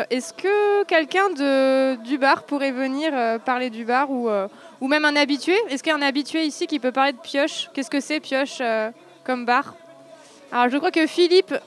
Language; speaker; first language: French; native; French